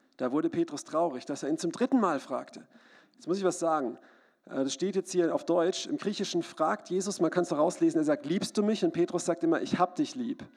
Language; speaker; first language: German; native; German